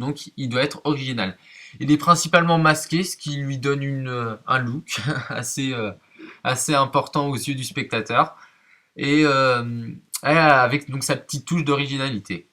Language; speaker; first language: French; native; French